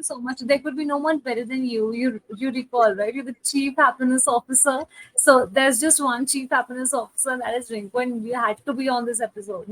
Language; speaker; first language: English; non-native, local second language; Hindi